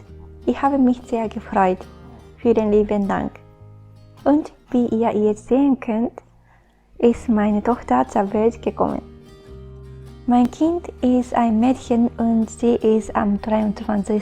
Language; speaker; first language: German; non-native, fluent; Japanese